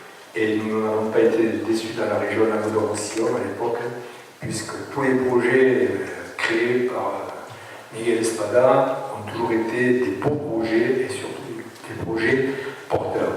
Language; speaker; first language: French; native; French